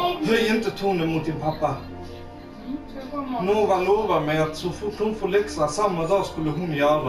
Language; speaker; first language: Swedish; native; Swedish